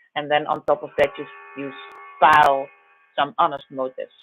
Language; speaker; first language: English; non-native, fluent; Dutch